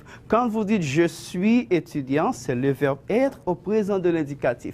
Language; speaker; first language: French; non-native, fluent; Spanish